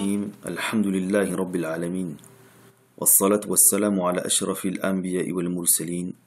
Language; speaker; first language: Arabic; non-native, fluent; French